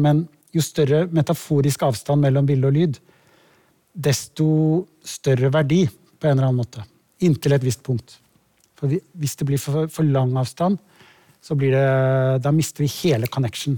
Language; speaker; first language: Norwegian; native; Norwegian